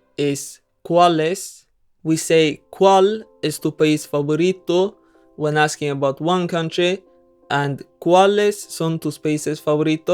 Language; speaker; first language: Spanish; non-native, fluent; English